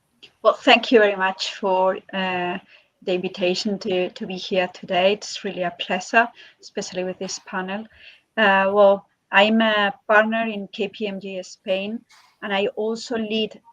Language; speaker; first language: English; non-native, fluent; Spanish